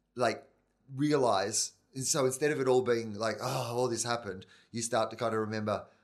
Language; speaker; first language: English; native; English